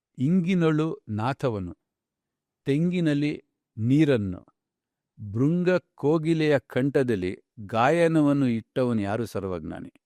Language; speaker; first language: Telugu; non-native, local second language; Kannada